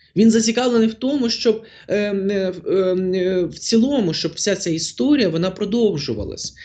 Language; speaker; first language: Ukrainian; non-native, local second language; Russian